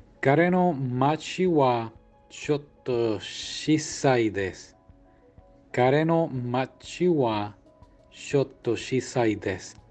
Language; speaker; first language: Japanese; non-native, learner; English